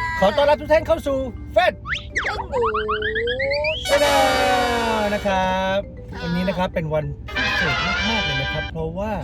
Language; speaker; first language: Thai; native; Thai